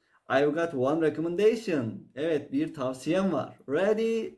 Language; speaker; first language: English; non-native, fluent; Turkish